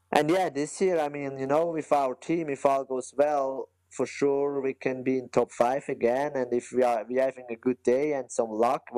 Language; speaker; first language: English; non-native, fluent; Swiss German